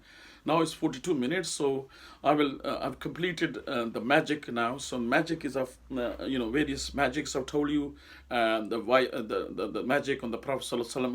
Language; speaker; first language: English; non-native, local second language; Urdu